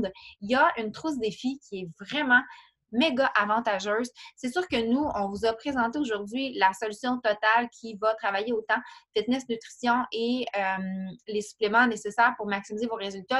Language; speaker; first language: French; native; French